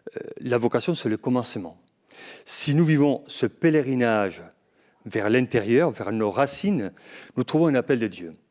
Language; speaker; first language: French; non-native, fluent; Spanish